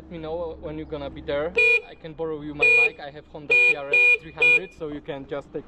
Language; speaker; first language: English; non-native, fluent; Polish